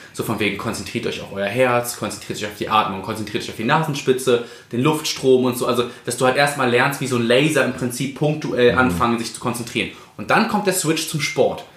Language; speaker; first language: German; native; German